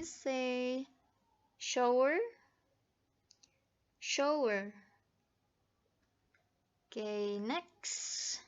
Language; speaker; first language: English; non-native, fluent; Indonesian